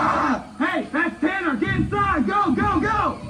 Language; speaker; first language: English; native; English